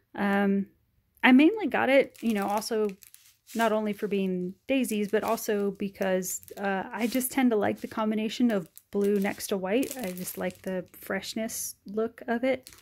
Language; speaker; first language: English; native; English